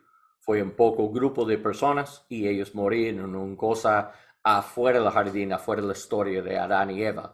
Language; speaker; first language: Spanish; non-native, learner; English